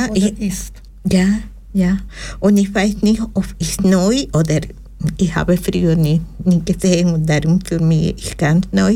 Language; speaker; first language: German; non-native, fluent; Spanish